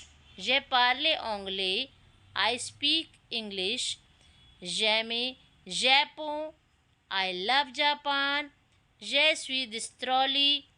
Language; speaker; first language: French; non-native, learner; Hindi